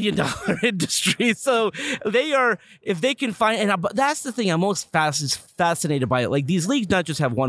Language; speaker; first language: English; native; English